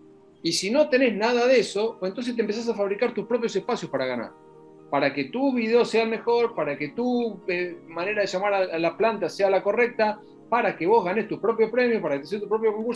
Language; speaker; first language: Spanish; native; Spanish